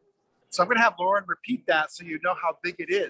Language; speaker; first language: English; native; English